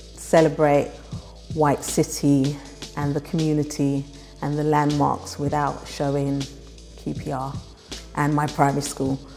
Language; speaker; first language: English; native; English